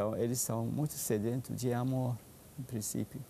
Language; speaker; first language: Portuguese; non-native, fluent; Persian